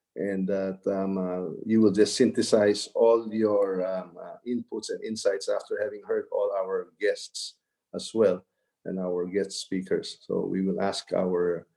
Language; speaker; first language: English; non-native, local second language; Filipino